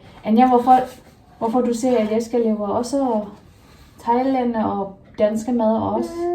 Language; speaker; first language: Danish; early bilingual, heritage; Thai